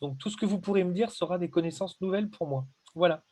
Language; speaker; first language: French; native; French